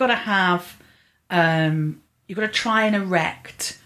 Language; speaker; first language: English; native; English